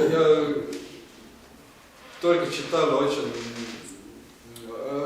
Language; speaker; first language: Russian; non-native, learner; Estonian